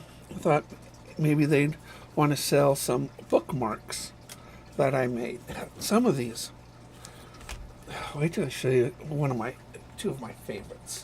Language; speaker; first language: English; native; English